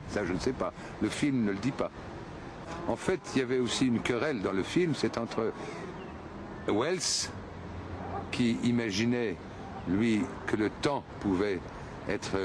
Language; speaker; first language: French; native; French